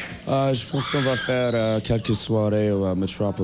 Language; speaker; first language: French; non-native, learner; English